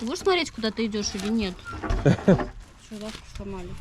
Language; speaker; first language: Russian; native; Russian